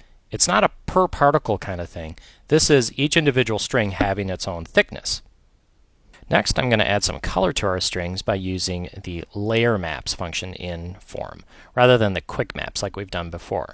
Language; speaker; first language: English; native; English